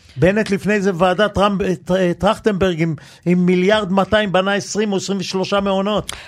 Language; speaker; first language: Hebrew; early bilingual, other home language; Yiddish